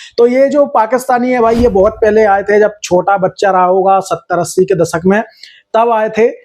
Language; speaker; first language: Hindi; native; Hindi